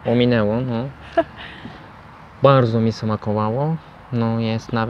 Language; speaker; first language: Polish; non-native, fluent; Turkish